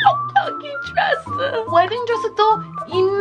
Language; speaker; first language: Korean; non-native, fluent; English